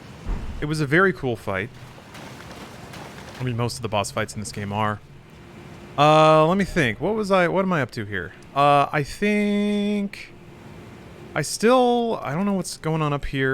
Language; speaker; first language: English; native; English